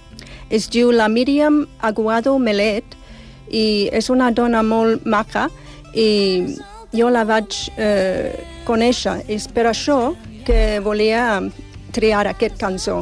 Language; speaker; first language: Catalan; non-native, fluent; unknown